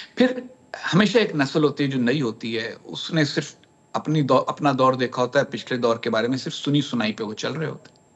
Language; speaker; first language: Urdu; native; Urdu